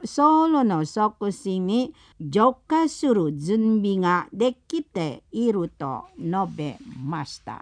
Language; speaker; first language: Japanese; non-native, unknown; Indonesian